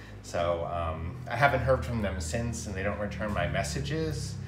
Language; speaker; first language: English; native; English